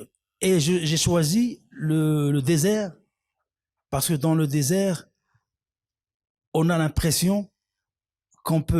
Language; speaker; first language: French; non-native, local second language; Arabic